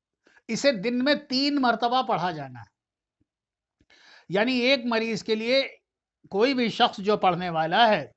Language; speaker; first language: Urdu; native; Urdu